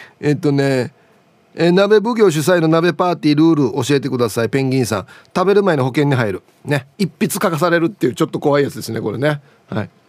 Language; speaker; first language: Japanese; native; Japanese